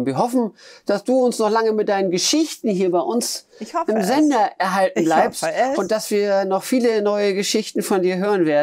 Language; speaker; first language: German; native; German